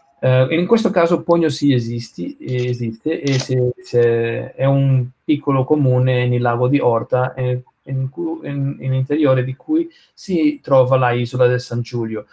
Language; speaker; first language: Italian; non-native, learner; Spanish